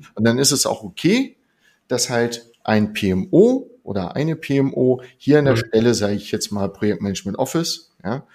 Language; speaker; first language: German; native; German